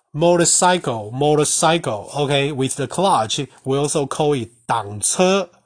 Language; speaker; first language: English; non-native, fluent; Chinese